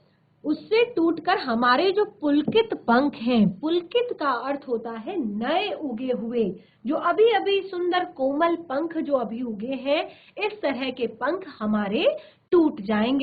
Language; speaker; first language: Hindi; native; Hindi